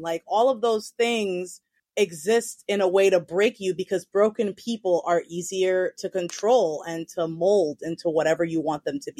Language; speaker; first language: English; native; English